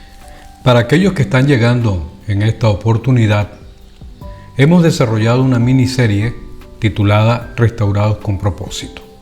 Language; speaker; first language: Spanish; native; Spanish